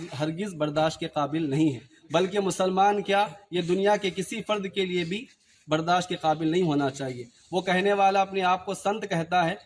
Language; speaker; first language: Urdu; native; Urdu